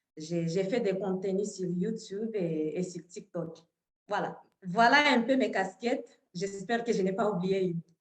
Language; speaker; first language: French; non-native, local second language; Swahili